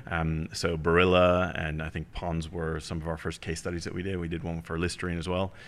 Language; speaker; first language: English; early bilingual, heritage; German